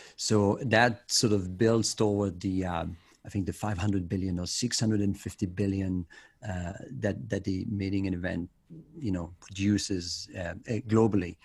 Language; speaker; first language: English; non-native, fluent; French